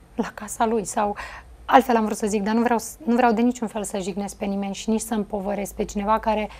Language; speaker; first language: Romanian; native; Romanian